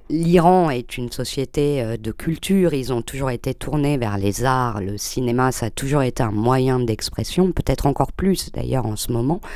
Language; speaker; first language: French; native; French